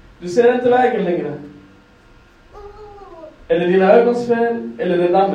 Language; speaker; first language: Swedish; non-native, fluent; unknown